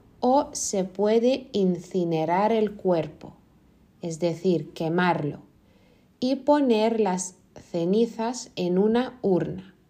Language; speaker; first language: Spanish; non-native, fluent; Lithuanian